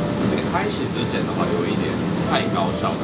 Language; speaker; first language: Chinese; non-native, fluent; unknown